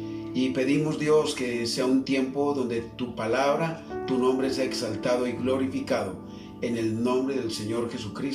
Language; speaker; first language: Spanish; native; Spanish